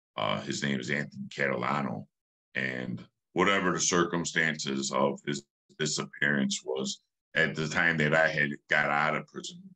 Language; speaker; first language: English; native; English